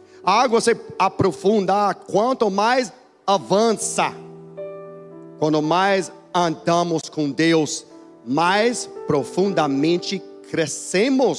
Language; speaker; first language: Portuguese; non-native, learner; English